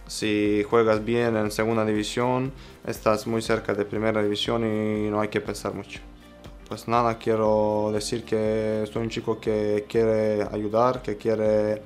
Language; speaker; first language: Spanish; non-native, fluent; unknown